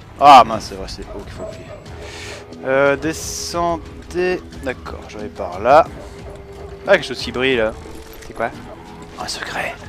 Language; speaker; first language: French; native; French